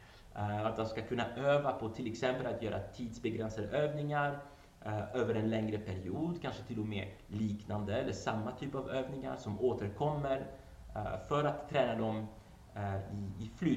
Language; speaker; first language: Swedish; non-native, fluent; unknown